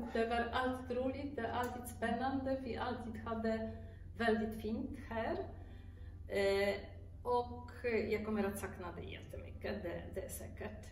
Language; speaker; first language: Swedish; non-native, fluent; Polish